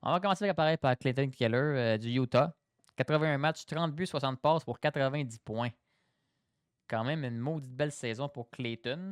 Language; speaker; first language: French; native; French